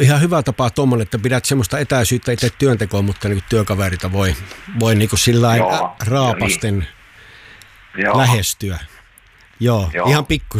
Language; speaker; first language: Finnish; native; Finnish